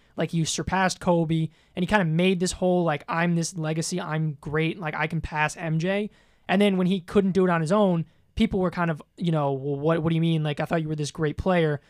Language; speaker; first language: English; native; English